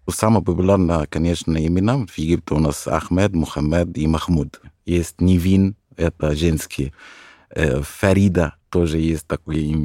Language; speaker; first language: Russian; non-native, fluent; Arabic